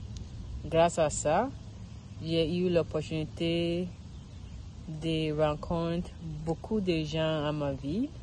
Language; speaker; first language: French; non-native, learner; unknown